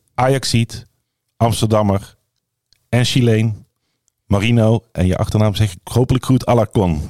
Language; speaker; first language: Dutch; native; Dutch